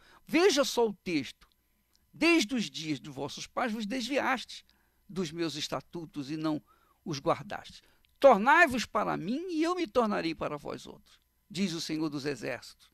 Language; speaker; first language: Portuguese; native; Portuguese